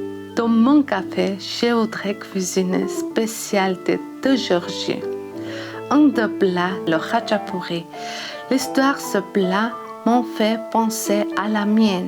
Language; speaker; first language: French; non-native, learner; Georgian